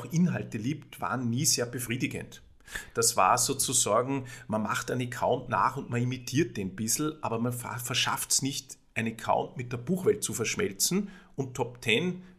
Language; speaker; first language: German; native; German